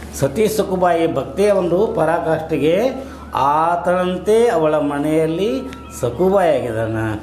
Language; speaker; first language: Kannada; native; Kannada